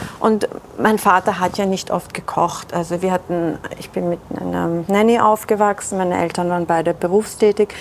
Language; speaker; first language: German; early bilingual, other home language; Persian